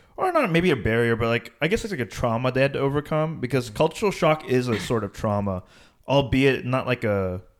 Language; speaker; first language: English; native; English